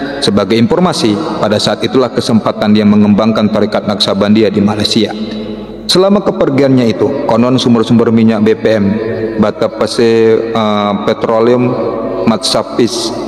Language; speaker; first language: Indonesian; native; Indonesian